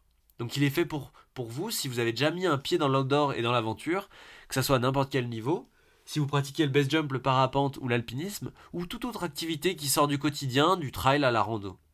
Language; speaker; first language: French; native; French